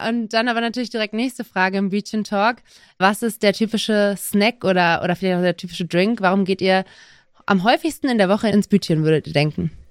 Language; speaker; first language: German; native; German